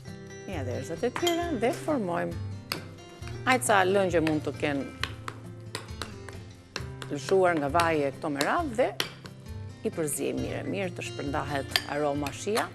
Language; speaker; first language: Albanian; native; Albanian